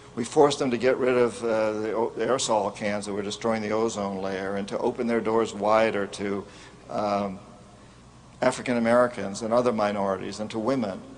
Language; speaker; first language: English; native; English